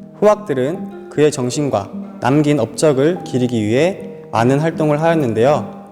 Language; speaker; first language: Korean; native; Korean